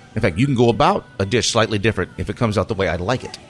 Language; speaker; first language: English; native; English